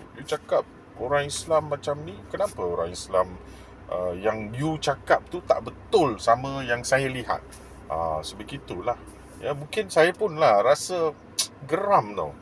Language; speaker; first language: Malay; non-native, local second language; English